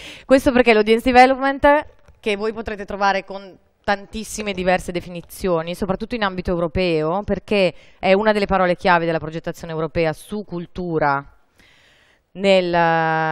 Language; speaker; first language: Italian; native; Italian